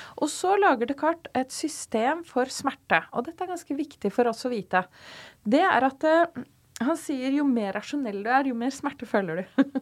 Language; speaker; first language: Norwegian; native; Norwegian